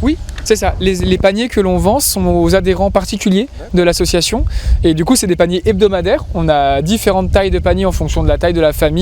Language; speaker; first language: French; native; French